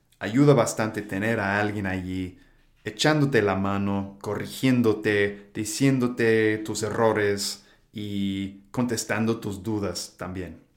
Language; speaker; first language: Spanish; non-native, fluent; English